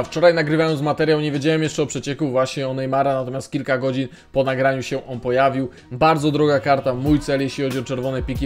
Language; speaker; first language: Polish; native; Polish